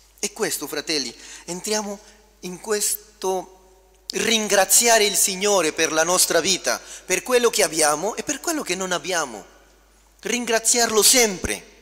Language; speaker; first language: Italian; non-native, fluent; Spanish